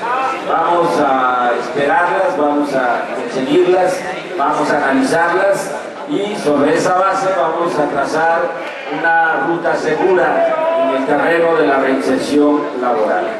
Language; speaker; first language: Spanish; native; Spanish